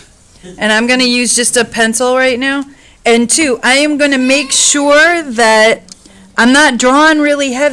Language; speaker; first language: English; native; English